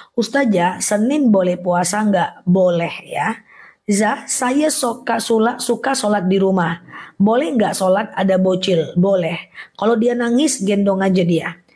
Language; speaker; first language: Indonesian; non-native, local second language; Minangkabau